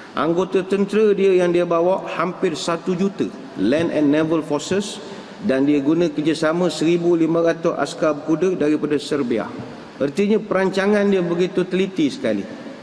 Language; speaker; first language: Malay; native; Malay